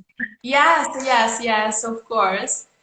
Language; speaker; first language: English; non-native, fluent; Italian